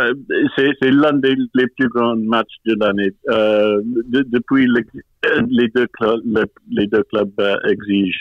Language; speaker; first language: French; non-native, fluent; English